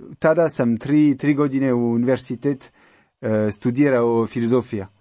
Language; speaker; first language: Croatian; non-native, learner; French